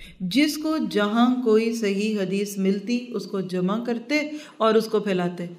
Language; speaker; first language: Urdu; early bilingual, heritage; Urdu